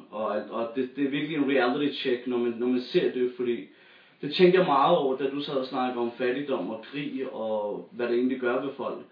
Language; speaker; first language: Danish; native; Danish